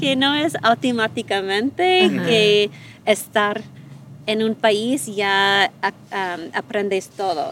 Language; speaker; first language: Spanish; non-native, fluent; English